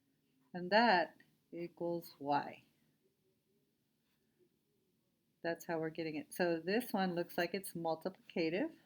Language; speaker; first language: English; native; English